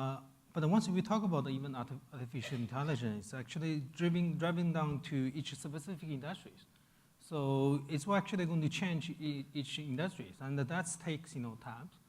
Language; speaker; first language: English; non-native, fluent; Chinese